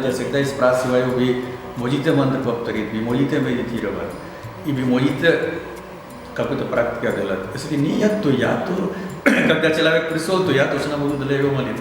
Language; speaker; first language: Russian; non-native, learner; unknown